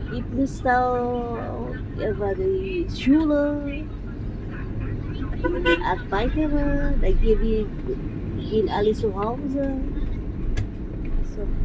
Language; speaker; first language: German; non-native, learner; Filipino